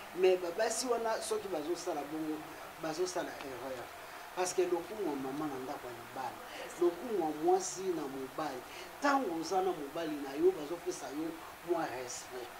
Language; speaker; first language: Lingala; native; Lingala